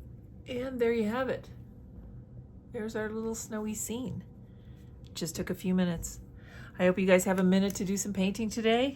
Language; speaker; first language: English; native; English